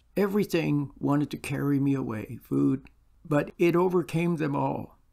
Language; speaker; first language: English; native; English